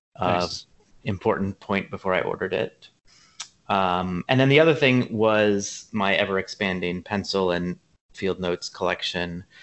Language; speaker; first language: English; native; English